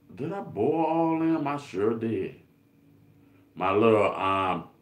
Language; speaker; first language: English; native; English